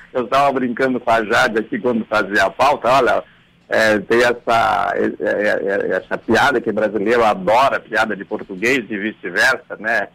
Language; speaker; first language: Portuguese; native; Portuguese